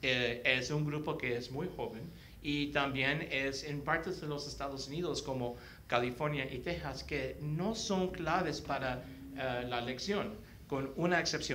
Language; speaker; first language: Spanish; early bilingual, heritage; Spanish